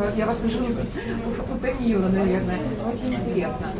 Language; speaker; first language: Russian; non-native, learner; Polish